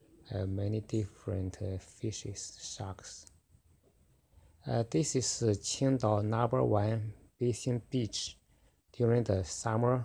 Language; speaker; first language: English; non-native, fluent; Chinese